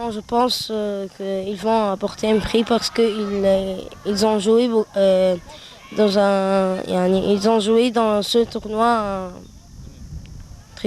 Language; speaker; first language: French; non-native, fluent; Arabic